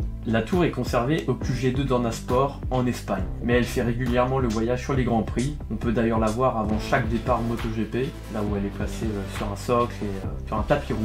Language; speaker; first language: French; native; French